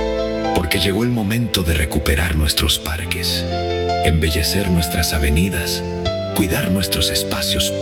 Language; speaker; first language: Spanish; native; Spanish